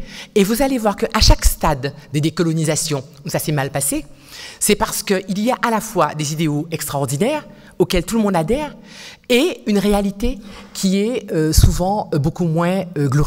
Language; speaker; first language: French; native; French